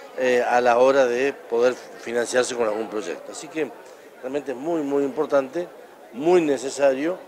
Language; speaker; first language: Spanish; native; Spanish